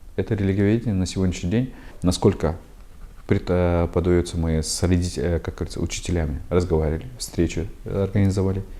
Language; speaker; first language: Russian; non-native, local second language; Kazakh